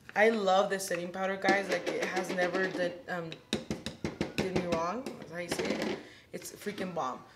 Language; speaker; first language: English; early bilingual, other home language; Spanish